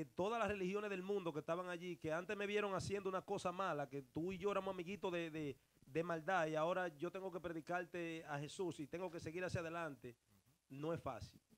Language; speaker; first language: Spanish; early bilingual, heritage; Spanish